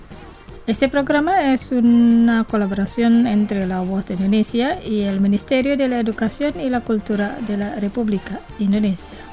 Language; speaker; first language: Spanish; non-native, fluent; Indonesian